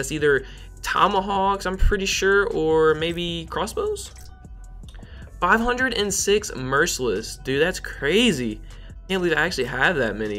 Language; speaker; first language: English; native; English